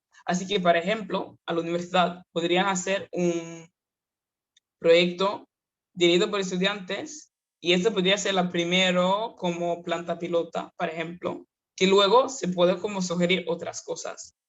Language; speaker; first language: Spanish; non-native, fluent; Kinyarwanda